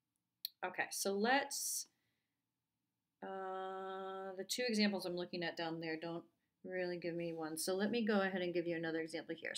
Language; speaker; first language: English; native; English